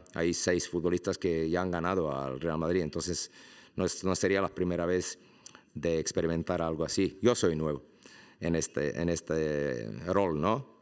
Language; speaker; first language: Spanish; non-native, fluent; Croatian